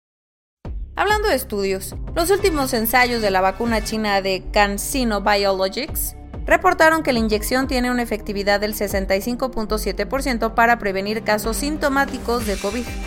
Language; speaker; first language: Spanish; native; Spanish